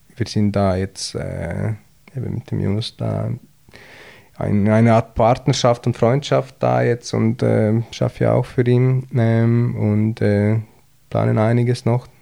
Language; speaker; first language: German; early bilingual, other home language; Hungarian